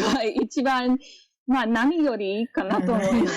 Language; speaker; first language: Japanese; non-native, fluent; English